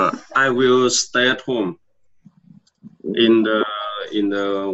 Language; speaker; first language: English; non-native, learner; Vietnamese